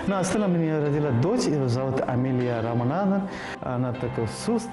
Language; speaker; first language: Russian; non-native, learner; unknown